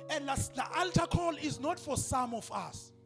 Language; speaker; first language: English; non-native, local second language; Xhosa